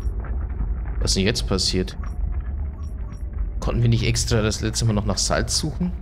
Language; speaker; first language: German; native; German